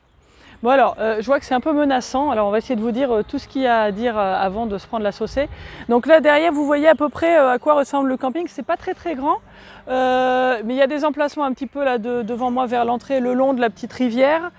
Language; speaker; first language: French; native; French